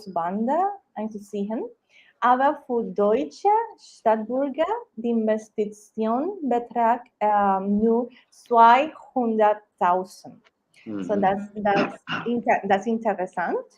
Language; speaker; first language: German; non-native, learner; Spanish